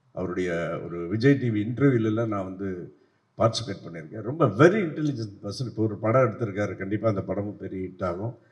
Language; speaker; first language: Tamil; native; Tamil